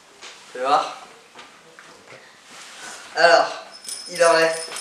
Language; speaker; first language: French; native; French